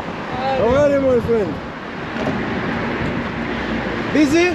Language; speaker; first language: English; non-native, learner; Serbian